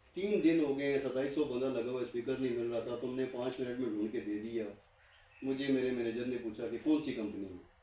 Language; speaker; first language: Urdu; native; Urdu